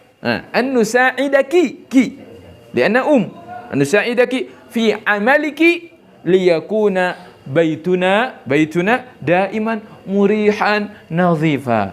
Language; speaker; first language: Arabic; non-native, fluent; Indonesian